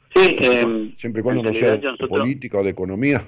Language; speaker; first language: Spanish; native; Spanish